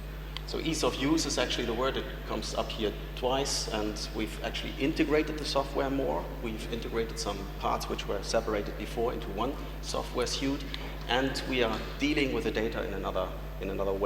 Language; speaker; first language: English; non-native, fluent; German